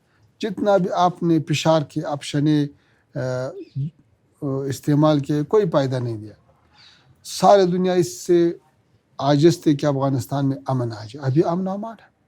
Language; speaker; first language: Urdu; non-native, learner; Pashto